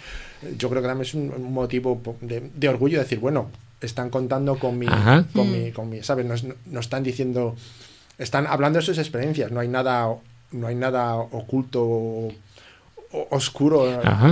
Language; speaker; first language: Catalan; non-native, learner; Spanish